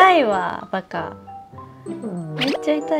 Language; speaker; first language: Japanese; native; Japanese